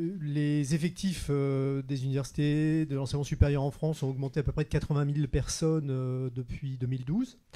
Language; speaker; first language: French; native; French